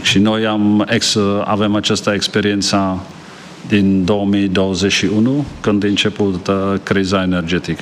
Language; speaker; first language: Romanian; non-native, fluent; Czech